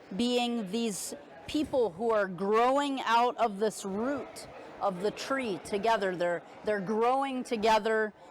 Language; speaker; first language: English; native; English